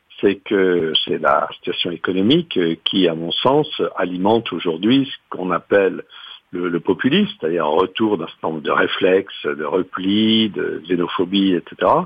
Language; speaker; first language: French; native; French